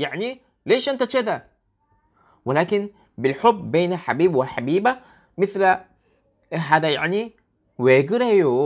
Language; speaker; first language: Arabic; non-native, learner; Korean